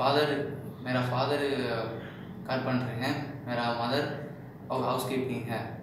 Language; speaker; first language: Hindi; non-native, local second language; Tamil